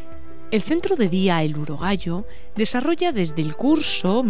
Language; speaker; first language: Spanish; native; Spanish